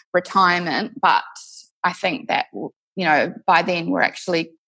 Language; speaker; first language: English; native; English